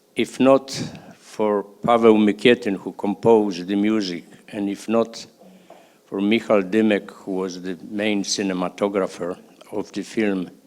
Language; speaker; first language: English; non-native, fluent; Polish